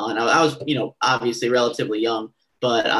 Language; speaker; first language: English; native; English